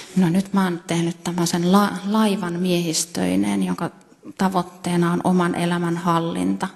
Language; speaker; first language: Finnish; native; Finnish